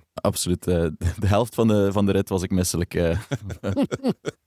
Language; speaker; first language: Dutch; native; Dutch